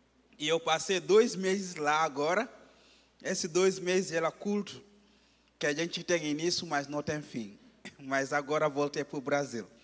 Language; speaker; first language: Portuguese; non-native, fluent; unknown